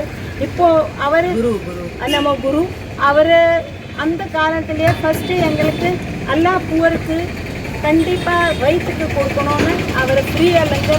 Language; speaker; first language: Tamil; non-native, local second language; Punjabi